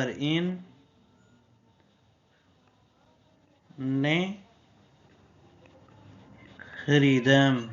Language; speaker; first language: Persian; non-native, fluent; Urdu